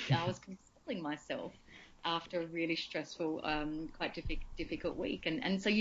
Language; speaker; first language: English; native; English